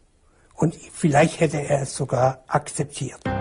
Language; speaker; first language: German; non-native, fluent; Russian